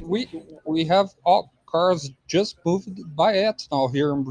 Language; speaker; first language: English; non-native, fluent; Portuguese